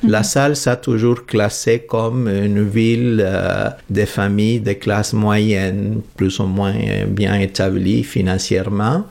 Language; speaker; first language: French; non-native, fluent; Spanish